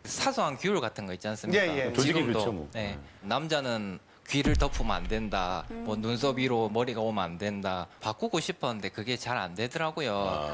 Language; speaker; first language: Korean; native; Korean